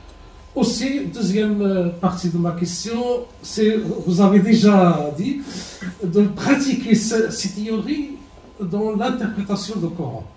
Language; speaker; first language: French; non-native, learner; Arabic